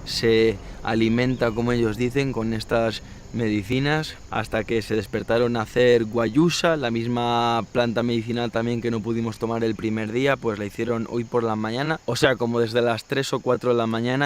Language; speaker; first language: Spanish; native; Spanish